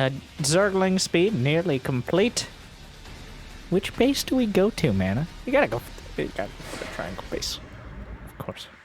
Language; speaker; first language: English; native; English